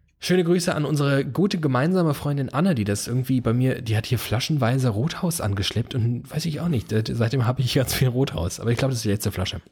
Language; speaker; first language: German; native; German